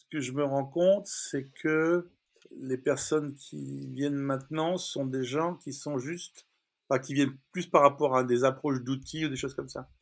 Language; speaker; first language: French; native; French